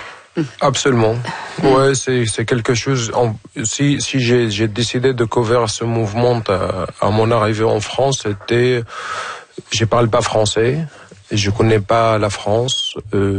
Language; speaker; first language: French; non-native, fluent; Arabic